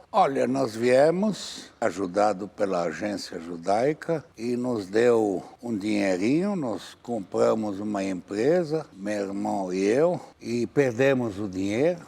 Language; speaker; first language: Portuguese; non-native, fluent; Arabic